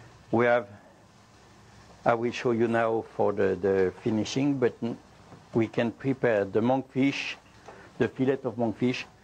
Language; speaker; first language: English; non-native, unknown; French